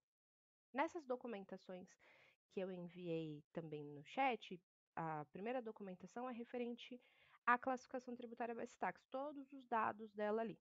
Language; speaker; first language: Portuguese; native; Portuguese